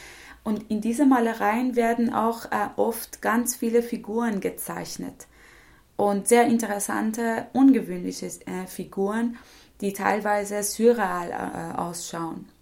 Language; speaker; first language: German; non-native, fluent; Persian